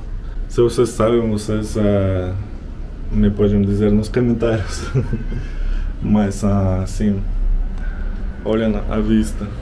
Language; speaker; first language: Portuguese; non-native, learner; Russian